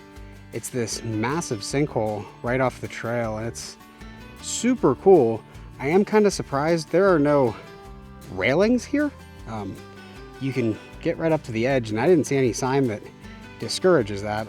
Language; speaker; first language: English; native; English